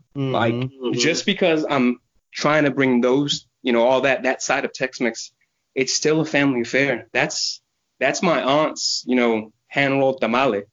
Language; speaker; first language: English; native; English